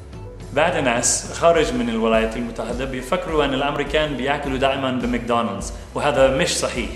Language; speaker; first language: Arabic; non-native, fluent; English